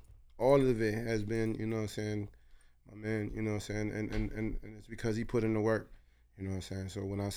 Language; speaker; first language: English; early bilingual, other home language; Spanish